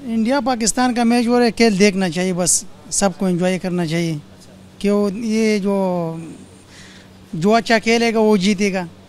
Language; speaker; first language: Urdu; non-native, fluent; Bangla